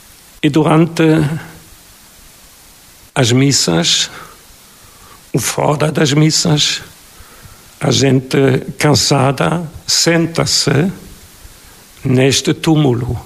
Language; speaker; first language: Portuguese; non-native, fluent; German